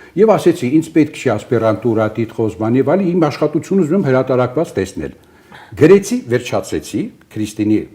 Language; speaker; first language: Armenian; early bilingual, other home language; Italian